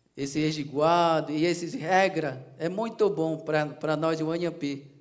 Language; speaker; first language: Portuguese; non-native, local second language; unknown